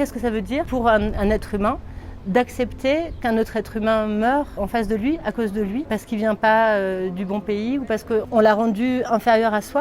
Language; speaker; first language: French; native; French